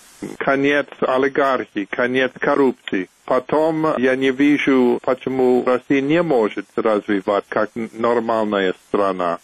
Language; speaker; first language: Russian; non-native, fluent; English